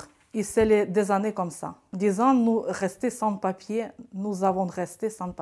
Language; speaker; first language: French; non-native, learner; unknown